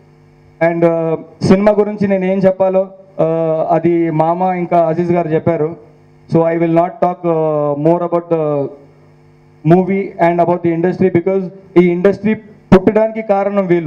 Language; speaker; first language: Telugu; non-native, local second language; Hindi